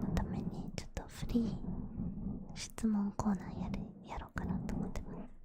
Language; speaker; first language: Japanese; non-native, fluent; English